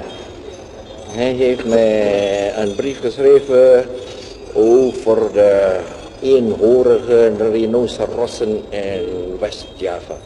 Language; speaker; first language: Dutch; non-native, local second language; Javanese